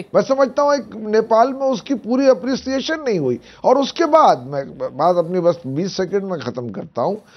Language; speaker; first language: Hindi; native; Hindi